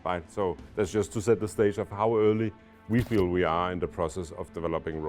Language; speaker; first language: English; non-native, fluent; Danish